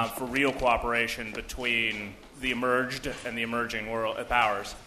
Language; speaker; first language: English; early bilingual, other home language; Spanish